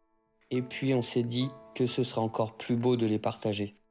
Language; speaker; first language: French; native; French